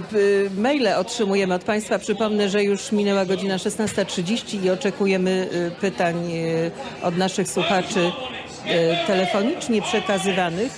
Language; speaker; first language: Polish; native; Polish